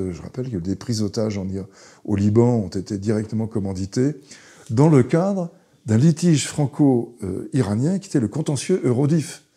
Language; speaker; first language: French; early bilingual, other home language; Hebrew